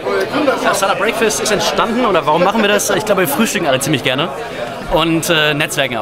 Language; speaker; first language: German; native; German